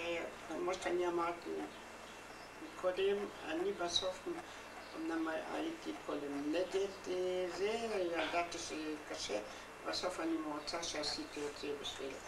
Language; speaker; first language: Hebrew; non-native, fluent; German